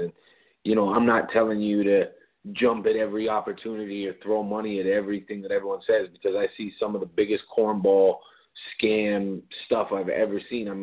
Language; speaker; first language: English; native; English